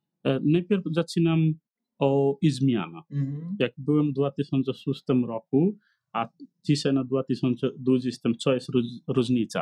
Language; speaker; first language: Polish; non-native, learner; Nepali